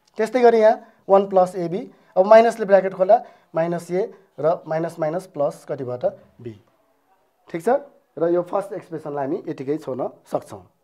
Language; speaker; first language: Nepali; non-native, local second language; Newari